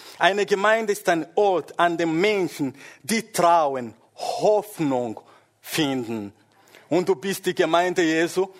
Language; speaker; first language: German; non-native, fluent; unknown